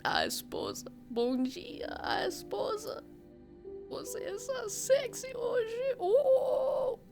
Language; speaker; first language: Portuguese; non-native, learner; English